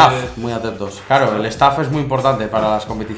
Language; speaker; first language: Spanish; native; Spanish